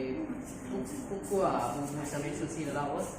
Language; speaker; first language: French; non-native, learner; Lao